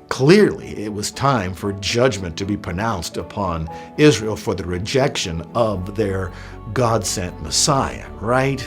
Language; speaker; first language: English; native; English